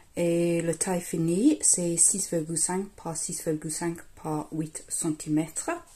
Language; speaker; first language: French; non-native, learner; English